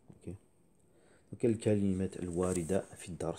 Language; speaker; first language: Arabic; non-native, fluent; French